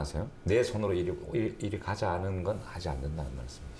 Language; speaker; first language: Korean; native; Korean